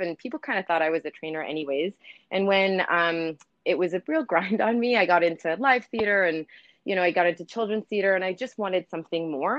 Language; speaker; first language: English; native; English